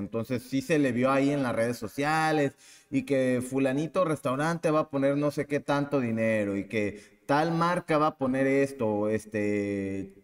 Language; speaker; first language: Spanish; native; Spanish